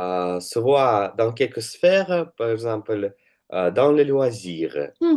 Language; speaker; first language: French; non-native, learner; Russian